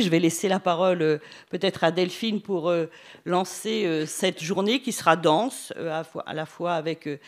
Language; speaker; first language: French; native; French